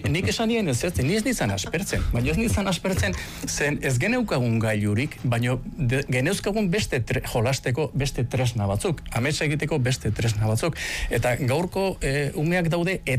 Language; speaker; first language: Basque; native; Basque